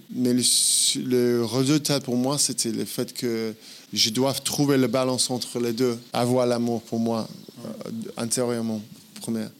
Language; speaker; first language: French; non-native, fluent; English